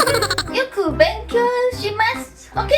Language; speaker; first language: Japanese; non-native, learner; Cantonese